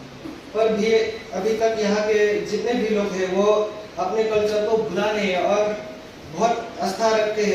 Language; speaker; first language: Hindi; non-native, local second language; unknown